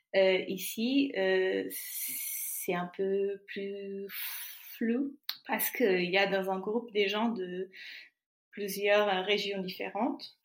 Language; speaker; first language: French; non-native, fluent; Portuguese